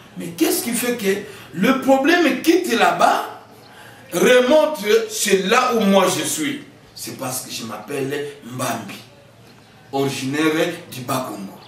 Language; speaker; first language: French; non-native, local second language; Kongo